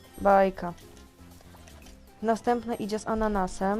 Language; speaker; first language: Polish; native; Polish